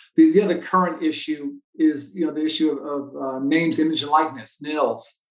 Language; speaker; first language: English; native; English